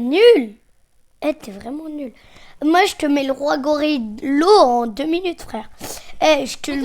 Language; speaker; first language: French; native; French